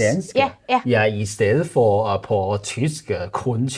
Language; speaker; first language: Danish; non-native, learner; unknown